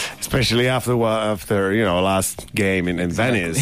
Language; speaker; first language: English; non-native, fluent; Italian